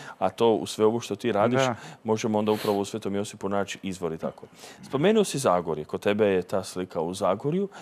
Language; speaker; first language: Croatian; native; Croatian